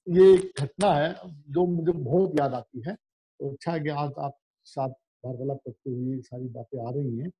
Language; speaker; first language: Hindi; native; Hindi